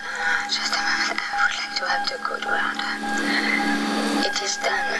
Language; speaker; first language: English; non-native, fluent; French